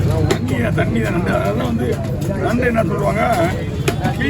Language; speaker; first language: Tamil; native; Tamil